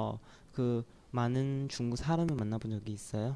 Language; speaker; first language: Korean; non-native, learner; Chinese